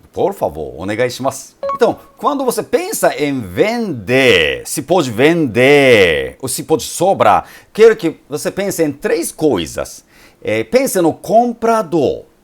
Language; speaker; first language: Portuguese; non-native, fluent; Japanese